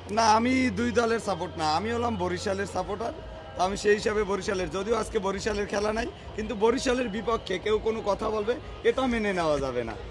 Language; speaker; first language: Bangla; native; Bangla